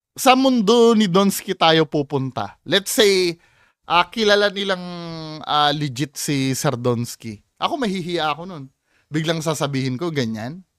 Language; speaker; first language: Filipino; native; Filipino